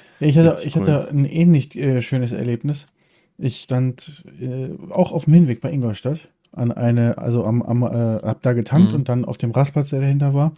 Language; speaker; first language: German; native; German